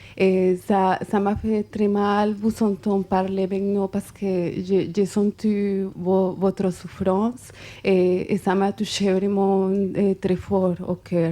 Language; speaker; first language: French; non-native, fluent; Spanish